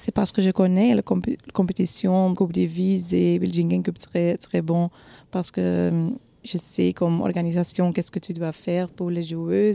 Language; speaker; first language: French; non-native, local second language; Dutch